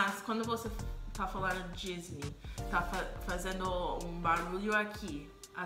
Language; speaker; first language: Portuguese; non-native, fluent; English